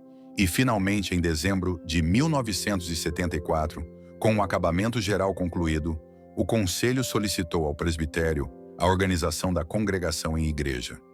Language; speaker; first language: Portuguese; native; Portuguese